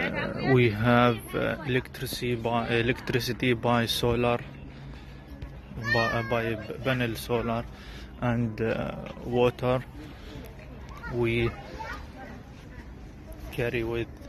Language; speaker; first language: English; non-native, learner; Arabic